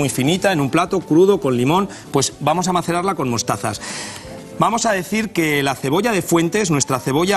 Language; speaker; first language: Spanish; native; Spanish